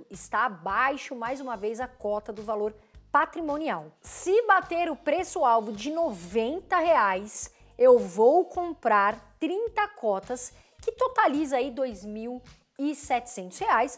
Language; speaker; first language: Portuguese; native; Portuguese